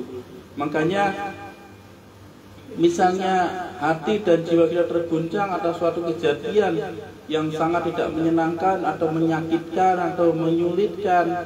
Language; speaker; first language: Indonesian; native; Indonesian